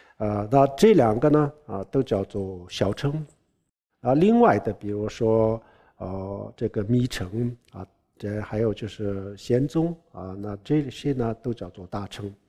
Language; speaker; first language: Chinese; non-native, local second language; Tibetan